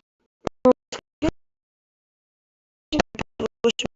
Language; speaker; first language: Russian; native; Russian